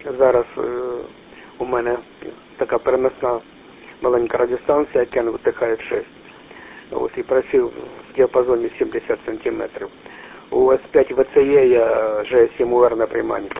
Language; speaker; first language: Ukrainian; non-native, local second language; Russian